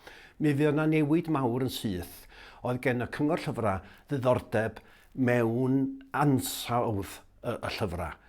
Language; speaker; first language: Welsh; native; Welsh